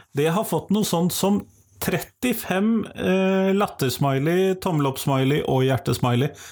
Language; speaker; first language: Norwegian; native; Norwegian